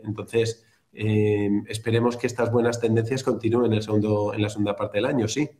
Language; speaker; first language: Spanish; native; Spanish